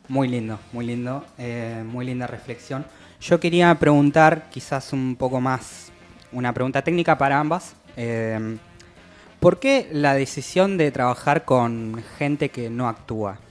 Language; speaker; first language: Spanish; native; Spanish